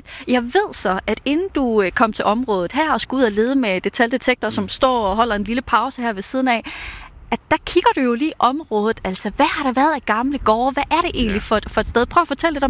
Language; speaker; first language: Danish; native; Danish